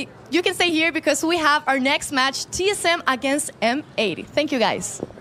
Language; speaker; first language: English; non-native, fluent; Portuguese